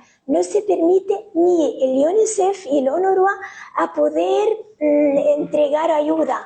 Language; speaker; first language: Spanish; non-native, fluent; Arabic